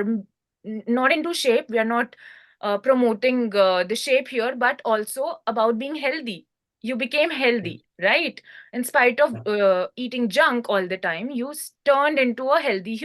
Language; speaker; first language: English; non-native, local second language; Hindi